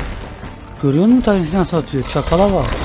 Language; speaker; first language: Turkish; native; Turkish